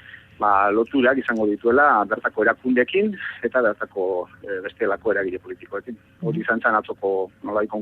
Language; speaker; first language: Basque; native; Basque